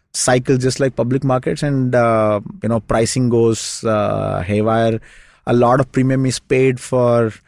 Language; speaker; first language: English; non-native, local second language; Kannada